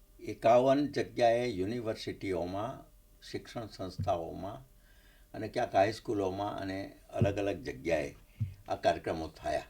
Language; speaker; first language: Gujarati; native; Gujarati